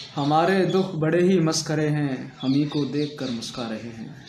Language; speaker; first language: Hindi; native; Hindi